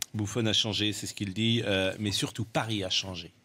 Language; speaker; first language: French; native; French